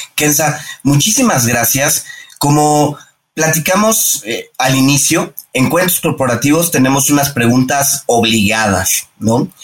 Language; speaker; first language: Spanish; native; Spanish